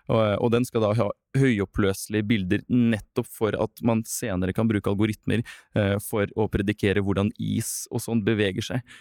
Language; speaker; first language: Norwegian; non-native, fluent; Russian